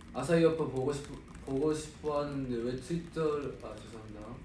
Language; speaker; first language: Korean; non-native, fluent; Japanese